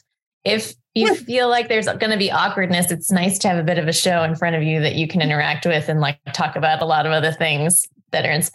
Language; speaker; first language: English; native; English